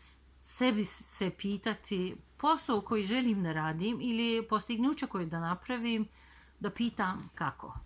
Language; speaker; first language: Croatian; non-native, fluent; Turkish